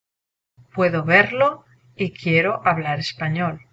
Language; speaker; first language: Spanish; non-native, learner; English